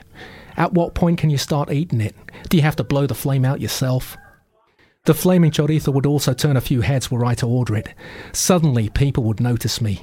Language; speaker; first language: English; native; English